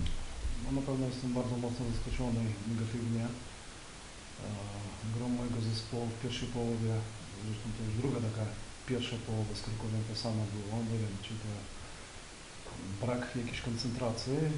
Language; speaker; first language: Polish; non-native, fluent; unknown